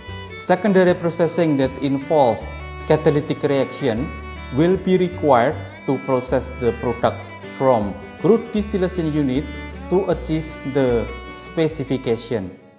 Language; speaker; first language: English; non-native, fluent; Indonesian